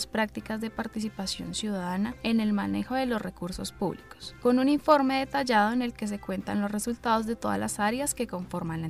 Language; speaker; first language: Spanish; native; Spanish